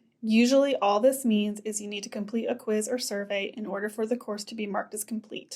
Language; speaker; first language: English; native; English